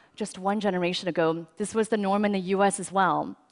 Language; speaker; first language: English; early bilingual, other home language; Chinese